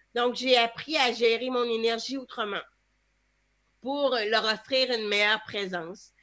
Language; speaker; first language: French; native; French